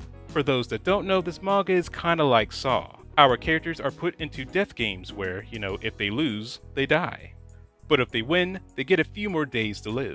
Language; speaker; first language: English; native; English